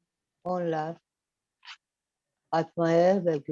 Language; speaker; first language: Turkish; non-native, learner; Spanish